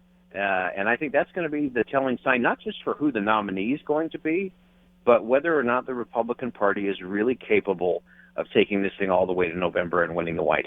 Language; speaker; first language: English; native; English